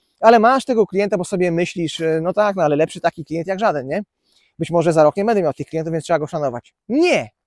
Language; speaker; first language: Polish; native; Polish